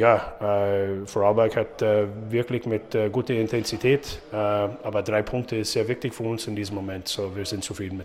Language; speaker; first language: German; non-native, learner; English